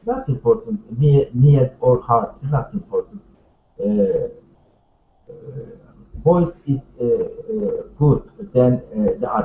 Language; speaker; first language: English; non-native, learner; Turkish